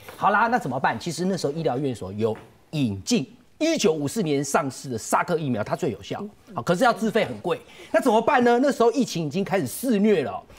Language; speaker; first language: Chinese; native; Chinese